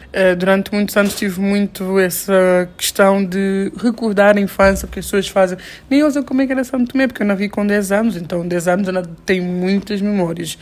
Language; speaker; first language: Portuguese; native; Portuguese